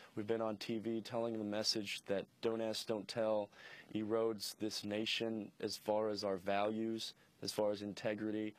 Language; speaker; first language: English; native; English